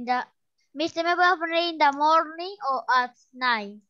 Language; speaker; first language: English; non-native, learner; Spanish